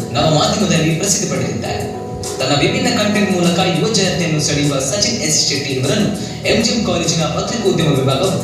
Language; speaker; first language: Kannada; native; Kannada